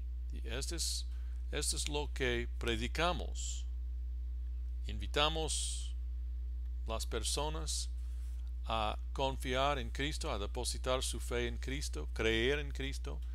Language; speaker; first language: Spanish; non-native, fluent; English